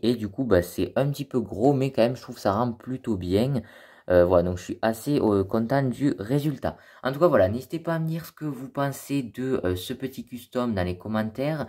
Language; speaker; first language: French; native; French